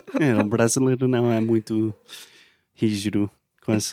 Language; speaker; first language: Portuguese; non-native, learner; English